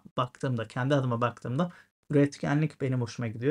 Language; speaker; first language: Turkish; native; Turkish